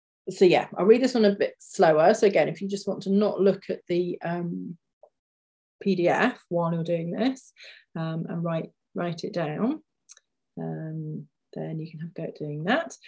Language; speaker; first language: English; native; English